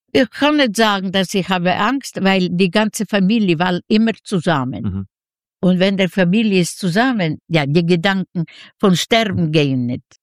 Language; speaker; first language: German; non-native, learner; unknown